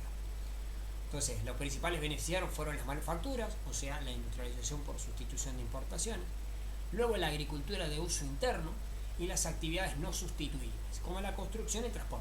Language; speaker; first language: Spanish; native; Spanish